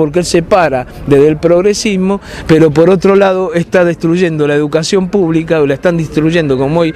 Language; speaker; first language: Spanish; native; Spanish